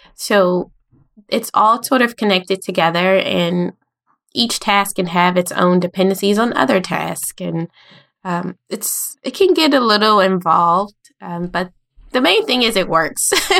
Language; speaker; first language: English; native; English